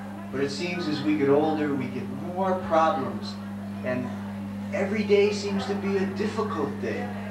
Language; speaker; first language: English; native; English